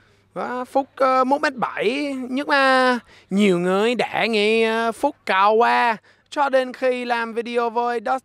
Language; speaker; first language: Vietnamese; non-native, learner; English